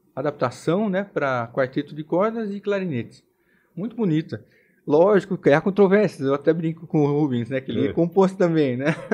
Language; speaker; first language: Portuguese; native; Portuguese